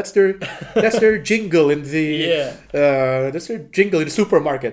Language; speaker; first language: English; non-native, local second language; Filipino